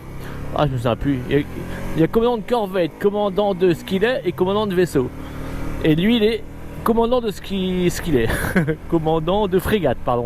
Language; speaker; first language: French; native; French